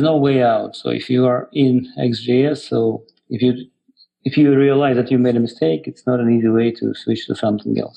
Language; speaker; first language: English; non-native, fluent; Ukrainian